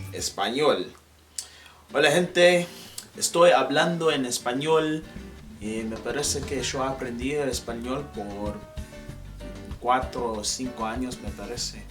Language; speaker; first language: Spanish; non-native, fluent; English